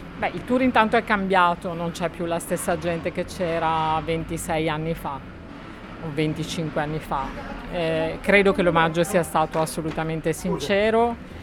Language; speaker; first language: Italian; native; Italian